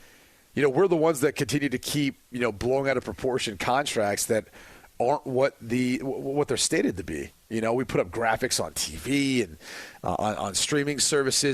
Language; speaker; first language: English; native; English